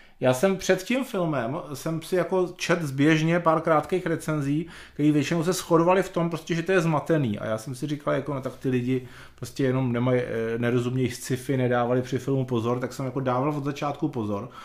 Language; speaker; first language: Czech; native; Czech